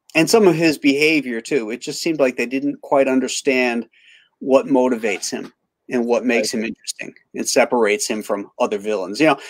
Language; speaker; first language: English; native; English